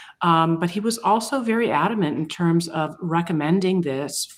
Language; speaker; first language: English; native; English